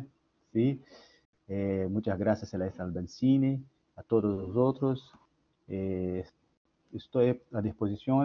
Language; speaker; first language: Spanish; non-native, learner; Portuguese